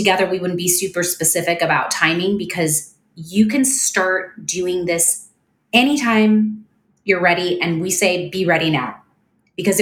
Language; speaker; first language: English; native; English